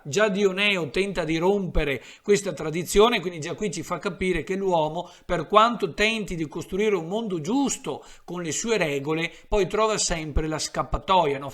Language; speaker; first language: Italian; native; Italian